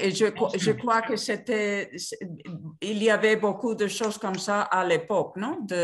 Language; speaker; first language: French; non-native, fluent; Spanish